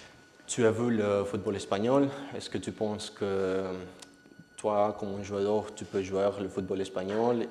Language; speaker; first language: French; non-native, fluent; Spanish